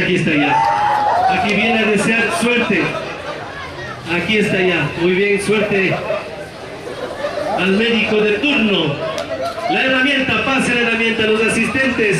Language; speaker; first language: Spanish; native; Spanish